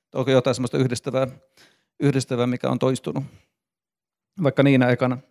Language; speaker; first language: Finnish; native; Finnish